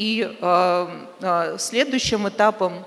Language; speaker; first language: Russian; native; Russian